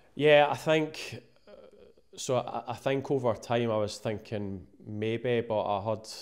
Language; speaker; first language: English; native; English